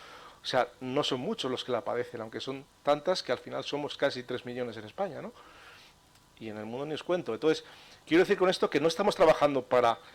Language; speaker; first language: Spanish; native; Spanish